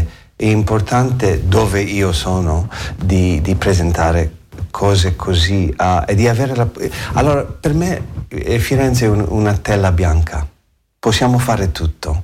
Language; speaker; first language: Italian; non-native, learner; English